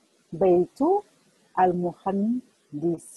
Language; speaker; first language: Arabic; non-native, learner; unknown